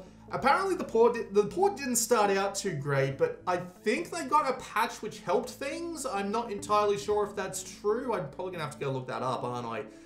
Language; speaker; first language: English; native; English